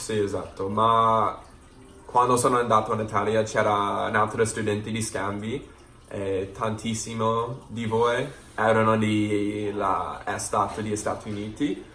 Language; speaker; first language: Italian; non-native, learner; English